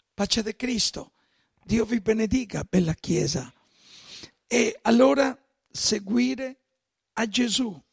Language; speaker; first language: Italian; non-native, fluent; Spanish